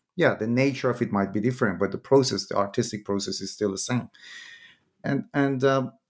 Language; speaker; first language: English; non-native, fluent; Persian